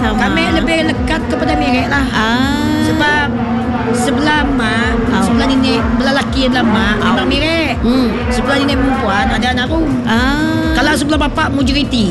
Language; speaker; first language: Malay; non-native, local second language; Māori